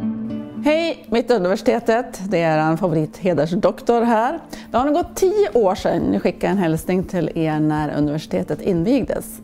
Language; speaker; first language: Swedish; native; Swedish